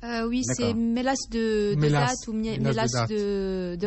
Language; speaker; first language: French; non-native, fluent; Arabic